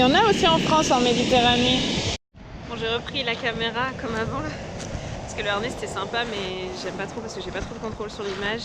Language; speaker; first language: French; native; French